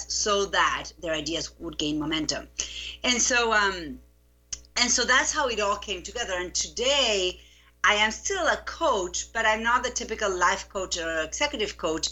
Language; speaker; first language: English; non-native, fluent; Spanish